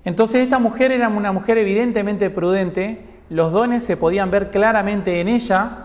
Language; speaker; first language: Spanish; native; Spanish